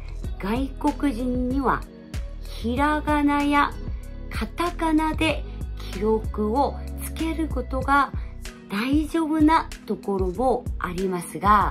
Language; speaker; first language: Japanese; non-native, fluent; Korean